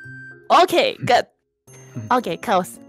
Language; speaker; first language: English; non-native, learner; Japanese